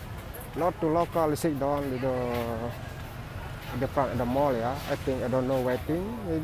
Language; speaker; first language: English; non-native, learner; Indonesian